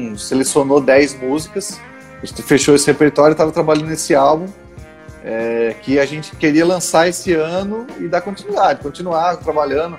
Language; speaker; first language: Portuguese; native; Portuguese